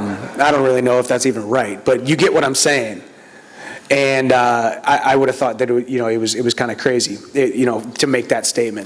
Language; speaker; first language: English; native; English